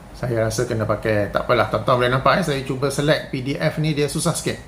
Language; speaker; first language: Malay; native; Malay